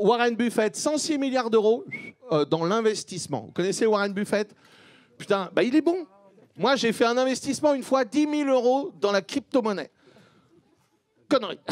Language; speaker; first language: French; native; French